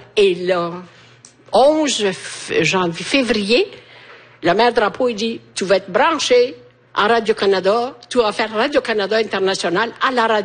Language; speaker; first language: French; non-native, fluent; Italian